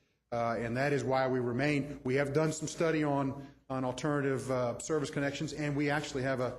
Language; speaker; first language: English; native; English